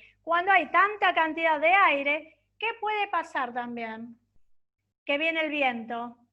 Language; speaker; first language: Spanish; native; Spanish